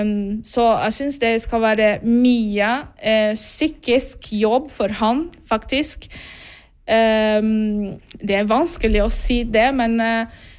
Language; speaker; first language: Norwegian; non-native, fluent; Portuguese